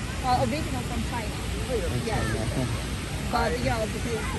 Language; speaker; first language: English; non-native, learner; Chinese